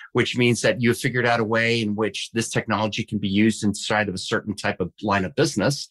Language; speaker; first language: English; non-native, fluent; Danish